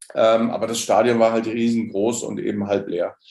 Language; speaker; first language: German; native; German